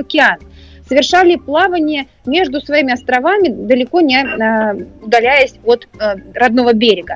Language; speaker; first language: Russian; native; Russian